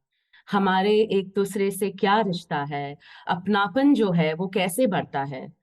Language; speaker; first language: Hindi; native; Hindi